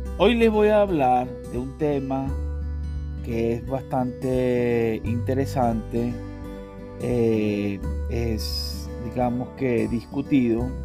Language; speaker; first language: Spanish; native; Spanish